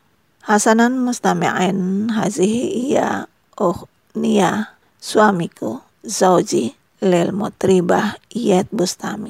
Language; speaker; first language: Arabic; non-native, fluent; Indonesian